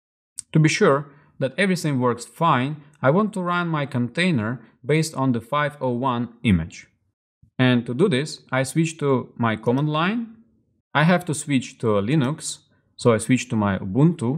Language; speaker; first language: English; non-native, fluent; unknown